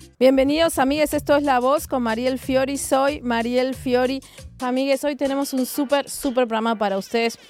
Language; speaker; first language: Spanish; native; Spanish